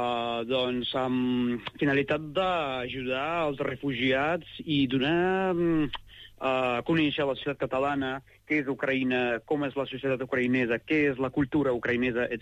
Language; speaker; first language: Catalan; non-native, fluent; Ukrainian